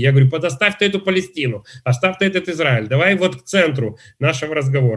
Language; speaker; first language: Russian; native; Russian